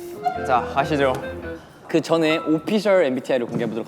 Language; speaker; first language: Korean; native; Korean